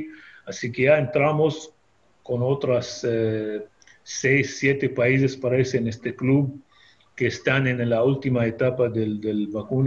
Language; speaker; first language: Spanish; non-native, fluent; Hebrew